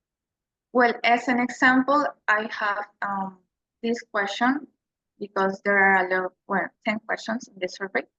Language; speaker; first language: English; non-native, learner; Spanish